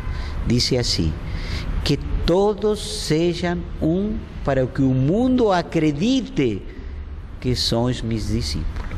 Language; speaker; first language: Portuguese; non-native, fluent; Spanish